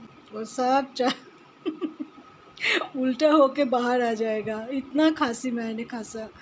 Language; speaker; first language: Hindi; non-native, local second language; Assamese